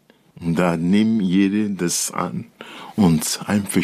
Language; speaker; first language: German; non-native, learner; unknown